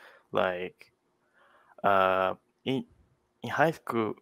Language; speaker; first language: English; non-native, fluent; Portuguese